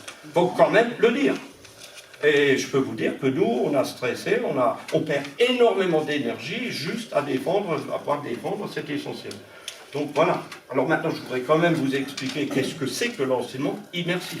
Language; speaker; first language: French; non-native, local second language; Swiss German